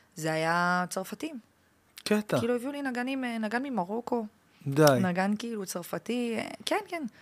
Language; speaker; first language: Hebrew; early bilingual, heritage; French